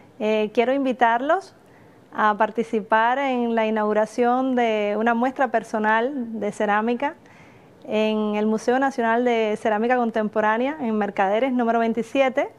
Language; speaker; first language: Spanish; native; Spanish